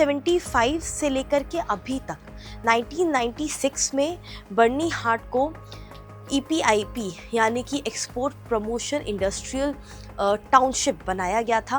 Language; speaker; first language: Hindi; native; Hindi